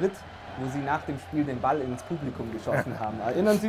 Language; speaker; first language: German; native; German